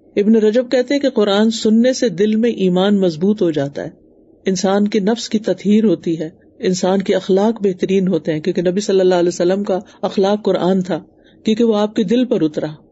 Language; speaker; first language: Urdu; native; Urdu